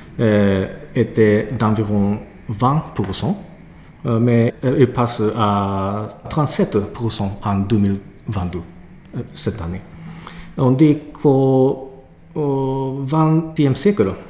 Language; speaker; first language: French; non-native, learner; Japanese